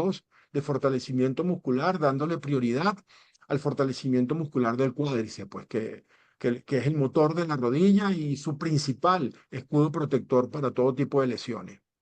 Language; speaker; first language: Spanish; native; Spanish